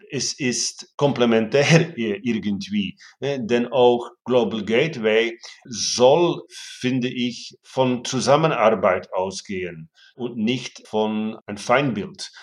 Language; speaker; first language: German; non-native, fluent; Dutch